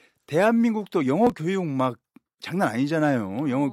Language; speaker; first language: Korean; native; Korean